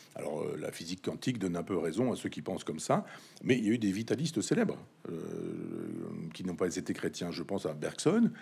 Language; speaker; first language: French; native; French